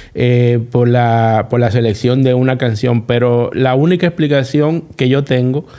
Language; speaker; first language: Spanish; native; Spanish